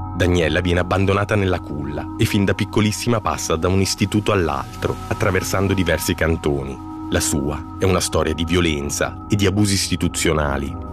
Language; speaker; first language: Italian; native; Italian